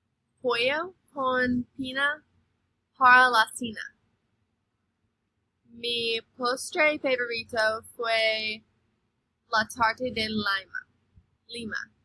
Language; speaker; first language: Spanish; non-native, learner; English